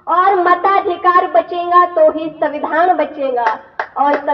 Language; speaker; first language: Hindi; non-native, local second language; Marathi